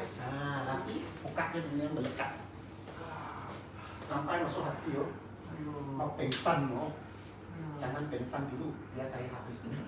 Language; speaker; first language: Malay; non-native, local second language; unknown